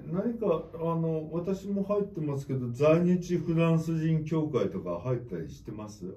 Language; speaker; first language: Japanese; native; Japanese